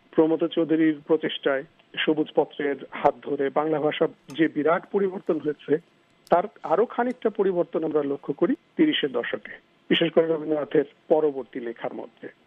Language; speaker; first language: Bangla; native; Bangla